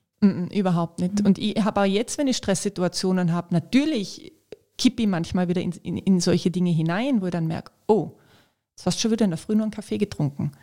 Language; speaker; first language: German; native; German